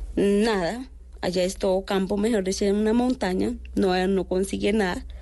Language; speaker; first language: Spanish; non-native, local second language; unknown